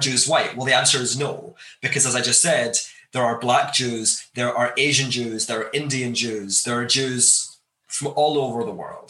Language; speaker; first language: English; native; English